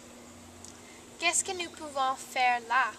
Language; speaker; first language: French; non-native, learner; English